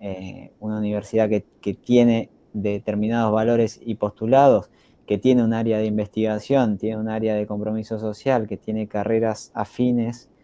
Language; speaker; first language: Spanish; native; Spanish